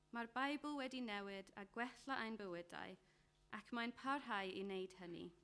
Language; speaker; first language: Welsh; non-native, learner; English